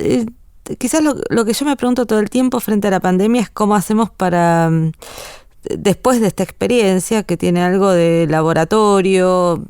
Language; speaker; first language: Spanish; native; Spanish